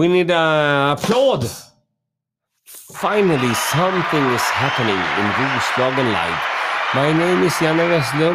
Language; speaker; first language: English; non-native, fluent; Swedish